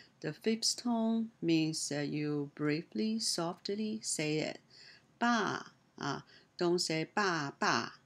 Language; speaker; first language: English; non-native, learner; Chinese